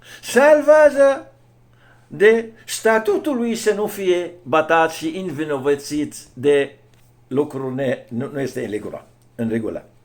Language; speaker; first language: Romanian; non-native, fluent; Arabic